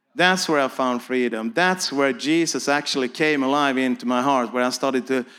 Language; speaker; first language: English; non-native, fluent; Swedish